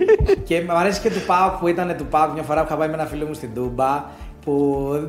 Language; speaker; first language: Greek; native; Greek